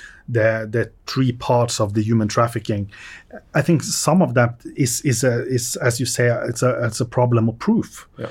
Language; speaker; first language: English; non-native, fluent; Norwegian